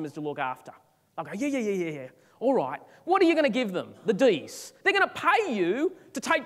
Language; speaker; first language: English; native; English